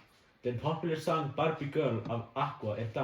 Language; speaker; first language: Danish; non-native, learner; Icelandic